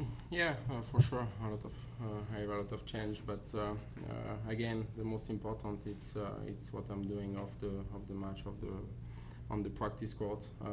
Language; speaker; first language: English; non-native, fluent; French